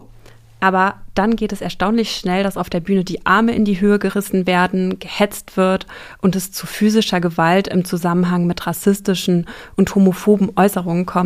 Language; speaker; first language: German; native; German